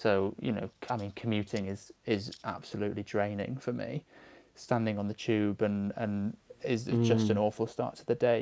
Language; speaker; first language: English; native; English